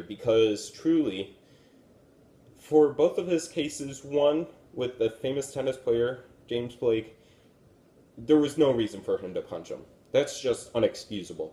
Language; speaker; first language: English; native; English